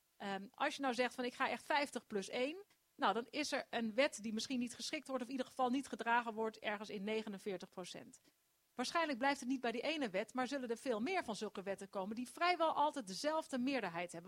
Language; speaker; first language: Dutch; native; Dutch